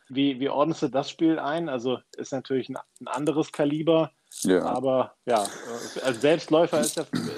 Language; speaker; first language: German; native; German